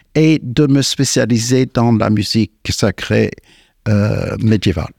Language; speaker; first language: French; non-native, fluent; English